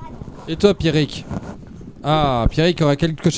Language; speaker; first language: French; native; French